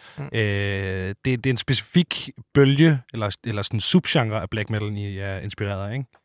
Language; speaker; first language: Danish; native; Danish